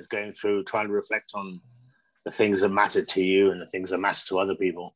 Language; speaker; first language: English; native; English